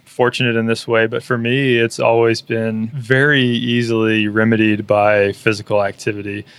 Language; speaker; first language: English; native; English